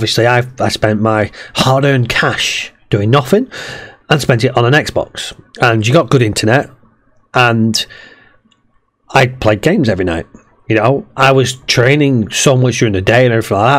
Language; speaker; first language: English; native; English